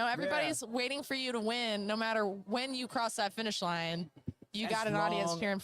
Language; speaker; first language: English; native; English